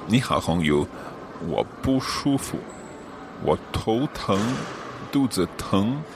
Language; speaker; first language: Chinese; non-native, learner; English